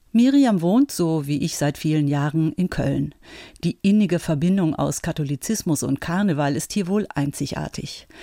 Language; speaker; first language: German; native; German